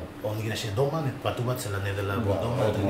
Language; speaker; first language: Macedonian; non-native, learner; Spanish